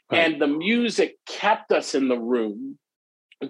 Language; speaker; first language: English; native; English